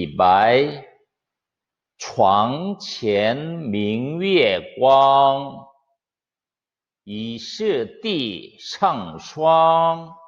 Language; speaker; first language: Chinese; non-native, fluent; Korean